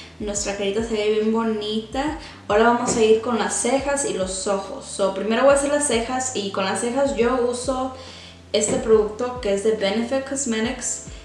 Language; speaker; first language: Spanish; early bilingual, heritage; Spanish